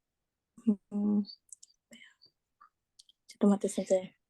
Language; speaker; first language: Japanese; non-native, learner; Indonesian